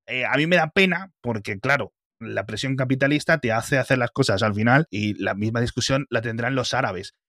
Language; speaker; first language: Spanish; native; Spanish